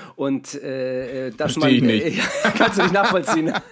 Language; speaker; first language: German; native; German